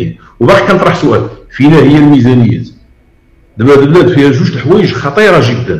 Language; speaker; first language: Arabic; native; Arabic